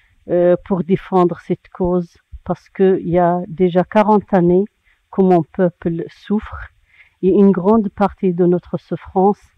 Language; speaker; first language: French; non-native, local second language; Arabic